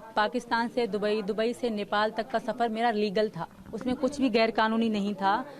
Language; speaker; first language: Urdu; non-native, local second language; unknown